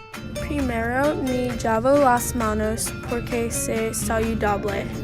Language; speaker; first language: Spanish; non-native, learner; English